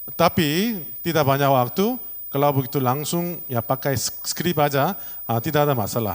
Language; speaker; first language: Indonesian; non-native, learner; Korean